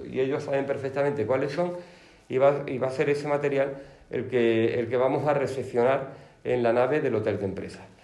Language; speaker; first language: Spanish; native; Spanish